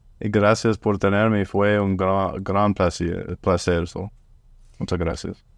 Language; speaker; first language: Spanish; non-native, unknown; French